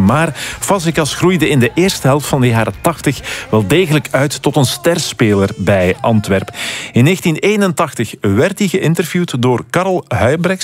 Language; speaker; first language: Dutch; native; Dutch